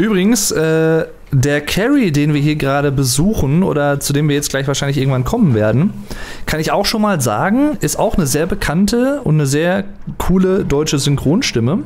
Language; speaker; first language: German; native; German